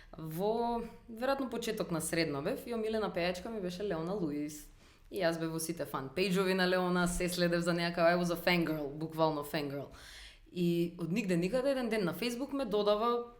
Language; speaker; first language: Macedonian; native; Macedonian